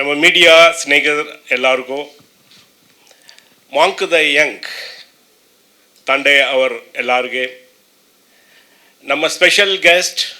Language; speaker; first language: Kannada; non-native, learner; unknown